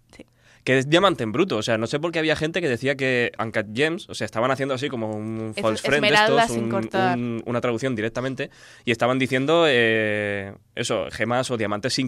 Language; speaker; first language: Spanish; native; Spanish